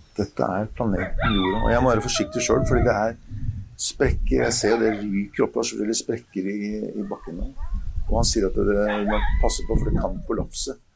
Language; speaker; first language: Norwegian; native; Norwegian